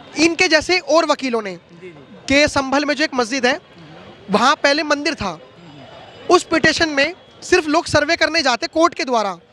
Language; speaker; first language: Hindi; native; Hindi